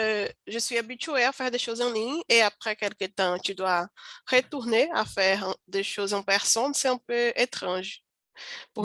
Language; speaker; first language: French; non-native, learner; Portuguese